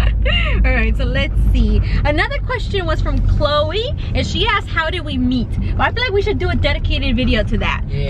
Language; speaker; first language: English; native; English